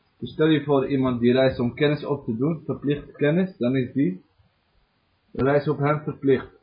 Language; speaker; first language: Dutch; early bilingual, other home language; Arabic